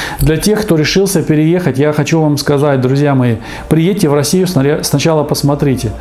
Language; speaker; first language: Russian; native; Russian